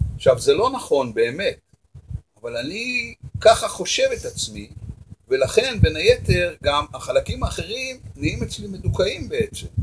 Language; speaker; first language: Hebrew; native; Hebrew